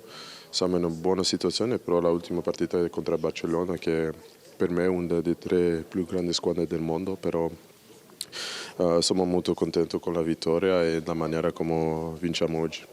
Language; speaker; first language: Italian; non-native, learner; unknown